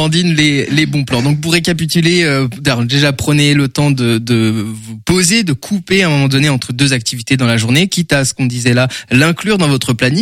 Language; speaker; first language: French; native; French